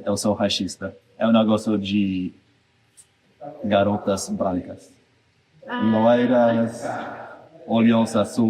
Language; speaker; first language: Portuguese; non-native, fluent; English